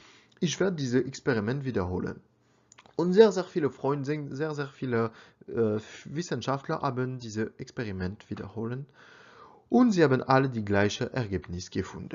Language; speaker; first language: German; non-native, learner; French